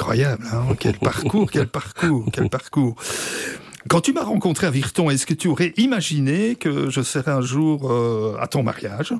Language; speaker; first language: French; native; French